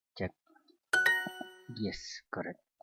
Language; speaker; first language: English; non-native, learner; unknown